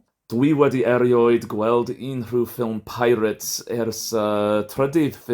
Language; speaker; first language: Welsh; non-native, fluent; English